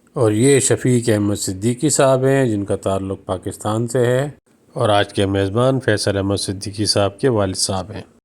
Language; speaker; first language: Urdu; native; Urdu